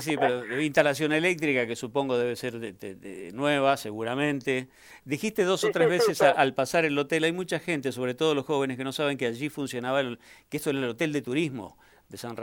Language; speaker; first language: Spanish; native; Spanish